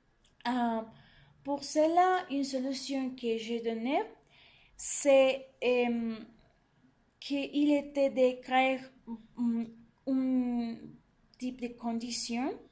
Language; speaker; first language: French; non-native, learner; Spanish